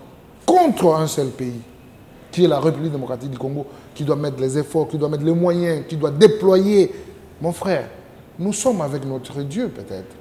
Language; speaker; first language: French; non-native, local second language; Lingala